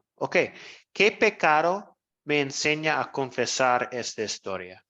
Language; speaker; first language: Spanish; non-native, fluent; English